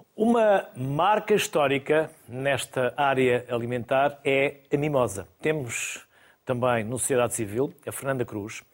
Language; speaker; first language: Portuguese; native; Portuguese